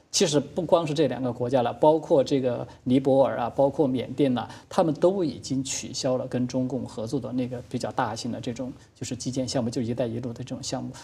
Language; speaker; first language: Chinese; native; Chinese